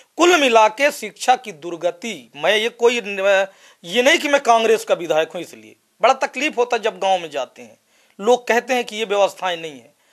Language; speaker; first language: Hindi; native; Hindi